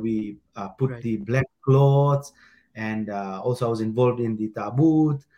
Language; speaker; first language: English; non-native, local second language; Gujarati